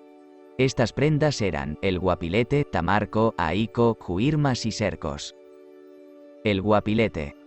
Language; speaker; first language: Spanish; native; Spanish